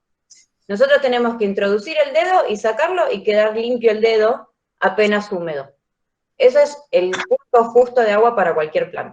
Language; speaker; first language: Spanish; native; Spanish